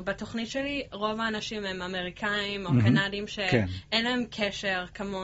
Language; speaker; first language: Hebrew; early bilingual, heritage; English